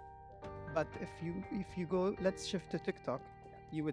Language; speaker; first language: English; non-native, fluent; Arabic